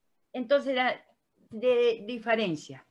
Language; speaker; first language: Spanish; non-native, learner; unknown